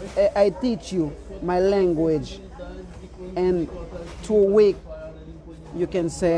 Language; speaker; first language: English; non-native, learner; Haitian Creole